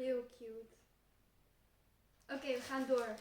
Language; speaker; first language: Dutch; early bilingual, heritage; Turkish